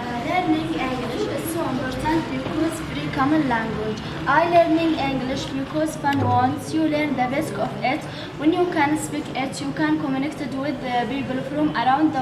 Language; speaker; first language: English; non-native, learner; Arabic